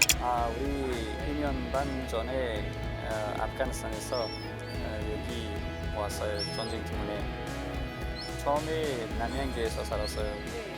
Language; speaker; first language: Korean; non-native, learner; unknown